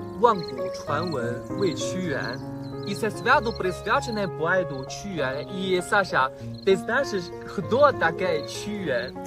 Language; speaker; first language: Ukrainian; non-native, fluent; Chinese